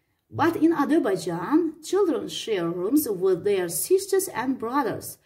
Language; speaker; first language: English; non-native, fluent; Azerbaijani